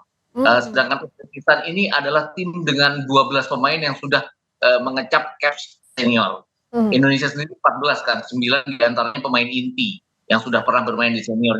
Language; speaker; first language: Indonesian; native; Indonesian